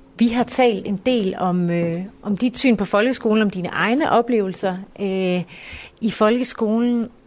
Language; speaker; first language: Danish; native; Danish